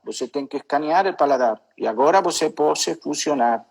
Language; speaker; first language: Portuguese; non-native, learner; Spanish